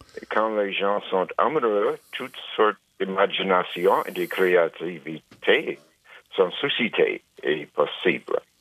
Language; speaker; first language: French; non-native, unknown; English